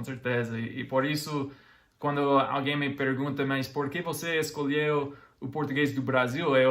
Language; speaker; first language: Portuguese; non-native, fluent; English